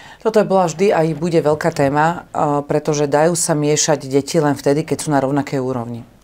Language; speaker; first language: Slovak; native; Slovak